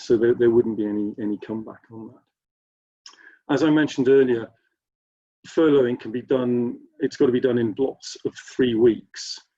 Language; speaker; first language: English; native; English